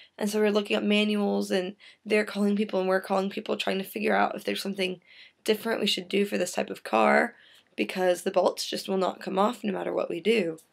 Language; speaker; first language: English; native; English